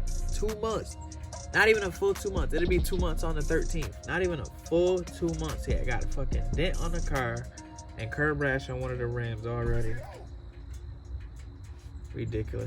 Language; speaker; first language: English; native; English